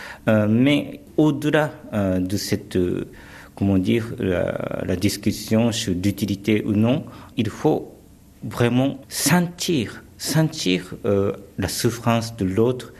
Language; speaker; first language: French; early bilingual, other home language; Japanese